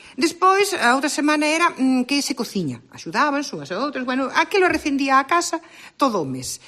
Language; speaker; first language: Galician; native; Galician